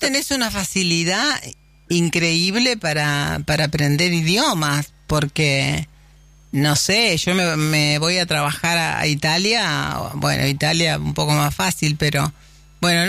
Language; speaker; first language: Spanish; native; Spanish